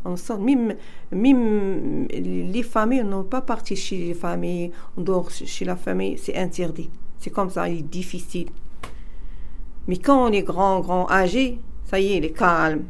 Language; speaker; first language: French; non-native, learner; Arabic